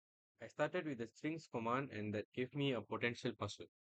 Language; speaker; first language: English; non-native, local second language; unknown